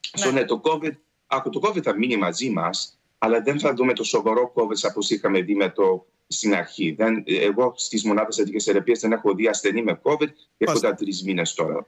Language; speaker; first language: Greek; early bilingual, heritage; Greek